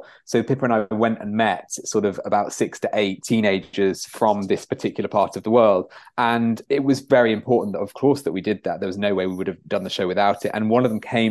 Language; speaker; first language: English; native; English